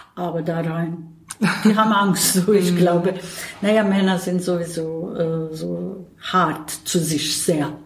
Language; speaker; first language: German; non-native, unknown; Bosnian